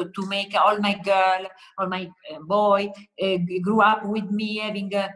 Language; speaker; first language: English; non-native, learner; Italian